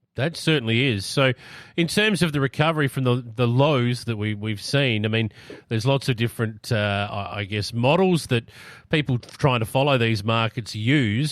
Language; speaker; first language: English; native; English